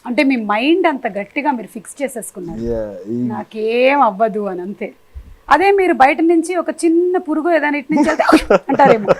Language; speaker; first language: Telugu; native; Telugu